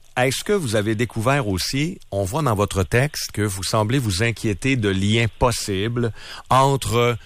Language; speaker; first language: French; native; French